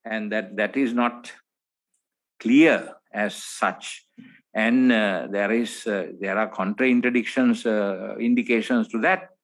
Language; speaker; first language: English; non-native, local second language; Sinhala